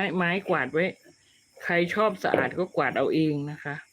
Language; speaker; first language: Thai; native; Thai